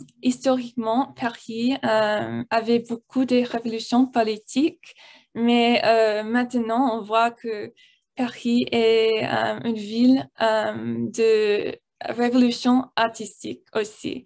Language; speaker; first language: French; non-native, learner; English